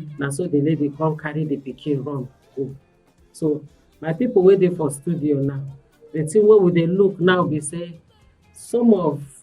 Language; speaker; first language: Nigerian Pidgin; native; Nigerian Pidgin